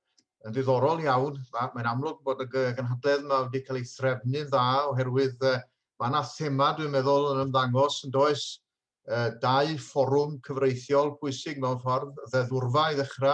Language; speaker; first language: Welsh; native; Welsh